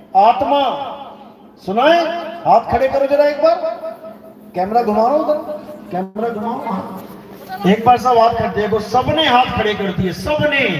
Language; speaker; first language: Hindi; native; Hindi